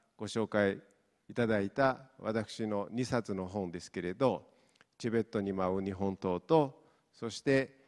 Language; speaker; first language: Japanese; non-native, fluent; Mongolian